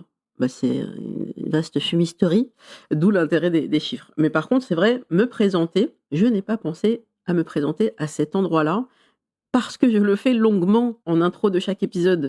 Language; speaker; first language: French; native; French